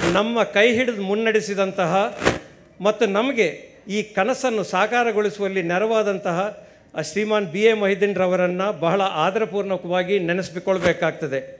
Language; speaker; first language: Kannada; non-native, local second language; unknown